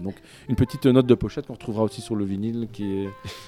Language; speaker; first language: French; native; French